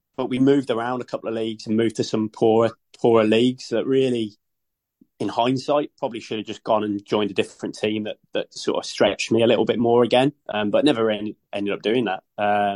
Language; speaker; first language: English; native; English